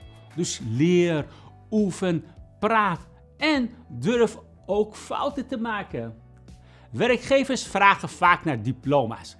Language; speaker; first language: Dutch; non-native, fluent; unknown